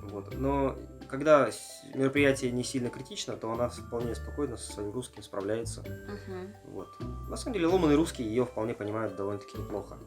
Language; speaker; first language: Russian; native; Russian